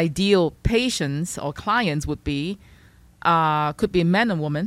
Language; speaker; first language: English; non-native, local second language; Chinese